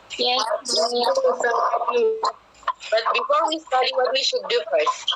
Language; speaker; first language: English; non-native, learner; Indonesian